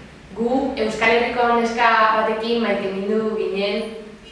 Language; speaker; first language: Basque; non-native, learner; Spanish